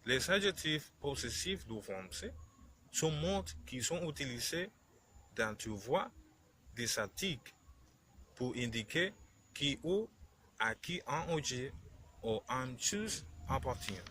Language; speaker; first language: French; non-native, learner; Spanish